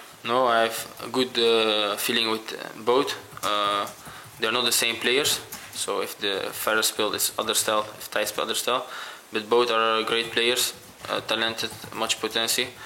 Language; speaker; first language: English; non-native, fluent; Dutch